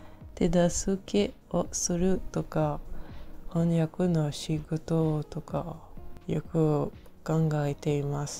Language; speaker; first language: Japanese; non-native, learner; French